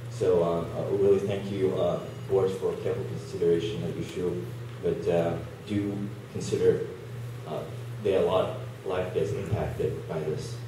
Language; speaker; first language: English; non-native, learner; Chinese